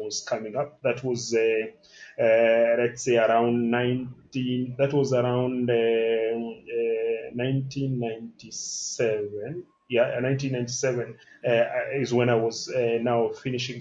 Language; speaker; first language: English; non-native, local second language; Kikuyu